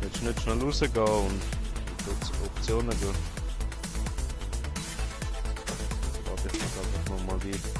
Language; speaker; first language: German; native; German